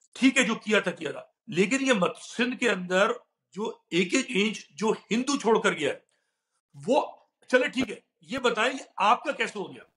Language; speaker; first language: Urdu; native; Urdu